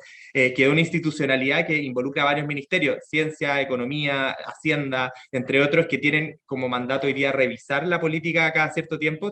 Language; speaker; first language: Spanish; native; Spanish